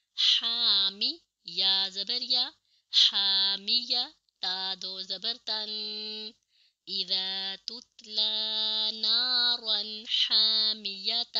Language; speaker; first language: Urdu; native; Urdu